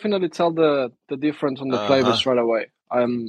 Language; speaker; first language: English; non-native, fluent; Spanish